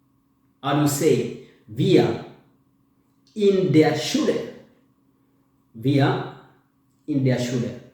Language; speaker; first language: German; non-native, fluent; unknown